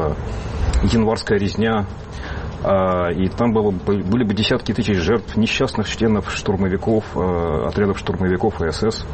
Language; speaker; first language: Russian; native; Russian